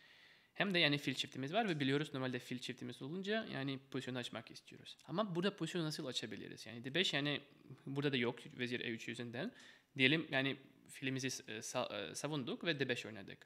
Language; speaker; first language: Turkish; non-native, fluent; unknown